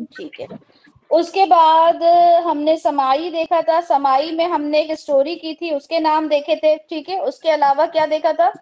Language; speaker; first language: Urdu; native; Urdu